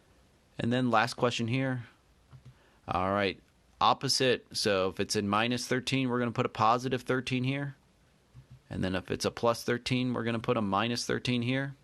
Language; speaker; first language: English; native; English